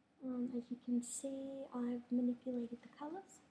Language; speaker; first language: English; native; English